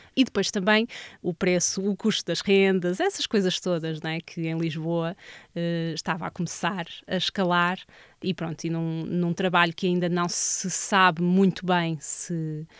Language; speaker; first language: Portuguese; native; Portuguese